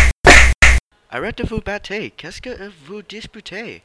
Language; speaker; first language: French; non-native, learner; English